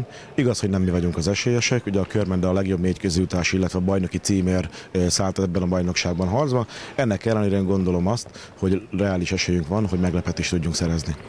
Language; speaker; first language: Hungarian; native; Hungarian